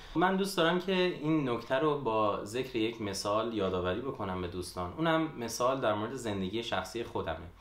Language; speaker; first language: Persian; early bilingual, heritage; Persian